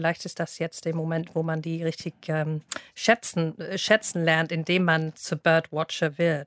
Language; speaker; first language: German; non-native, fluent; English